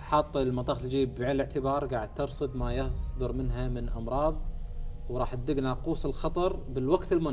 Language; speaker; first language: Arabic; native; Arabic